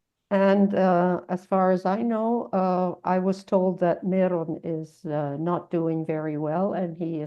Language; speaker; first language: English; native; English